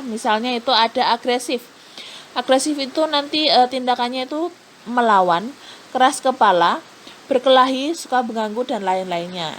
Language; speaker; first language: Indonesian; native; Indonesian